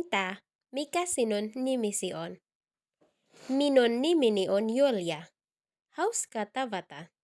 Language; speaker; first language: Finnish; non-native, learner; Cebuano